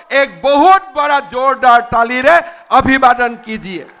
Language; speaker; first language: Hindi; non-native, local second language; Assamese